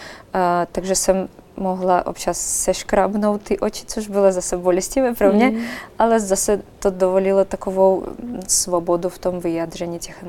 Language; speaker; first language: Czech; non-native, fluent; Russian